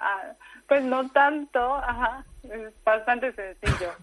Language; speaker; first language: Spanish; non-native, fluent; Korean